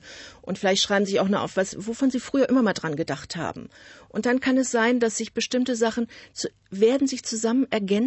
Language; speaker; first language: German; native; German